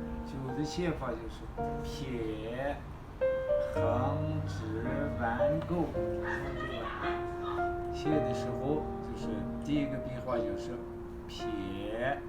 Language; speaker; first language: Chinese; non-native, fluent; Kazakh